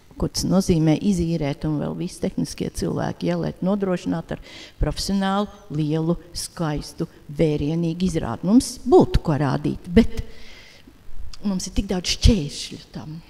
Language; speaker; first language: Latvian; native; Latvian